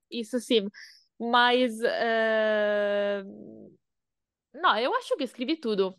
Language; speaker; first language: Portuguese; non-native, learner; Italian